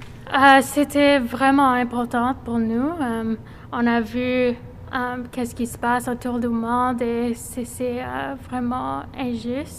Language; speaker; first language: French; non-native, fluent; English